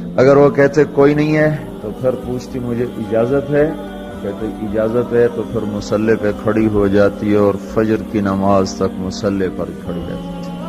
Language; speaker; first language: Urdu; non-native, local second language; Punjabi